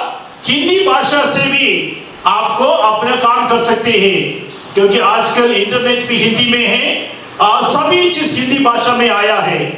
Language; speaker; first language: Hindi; non-native, local second language; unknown